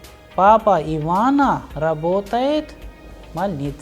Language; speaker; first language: Russian; non-native, fluent; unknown